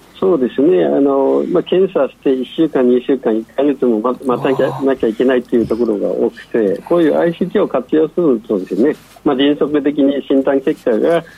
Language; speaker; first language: Japanese; non-native, fluent; Chinese